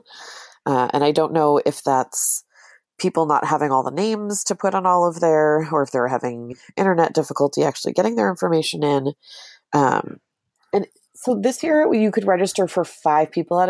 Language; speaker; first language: English; native; English